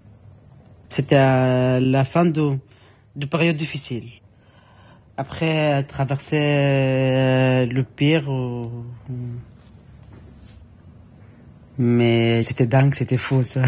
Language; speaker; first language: French; non-native, learner; Arabic